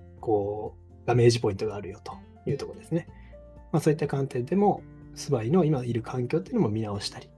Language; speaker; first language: Japanese; native; Japanese